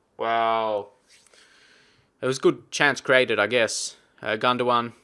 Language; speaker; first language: English; native; English